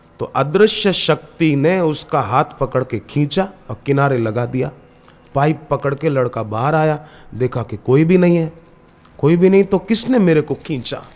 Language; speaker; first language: Hindi; native; Hindi